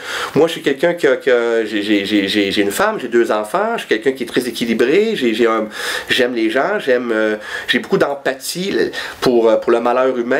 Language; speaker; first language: French; native; French